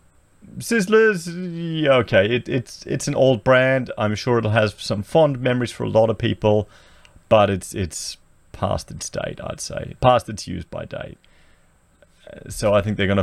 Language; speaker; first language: English; native; English